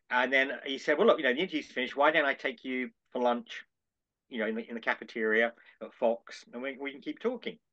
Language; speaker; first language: English; native; English